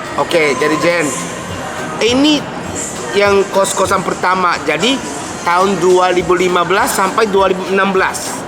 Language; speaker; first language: Indonesian; non-native, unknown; Japanese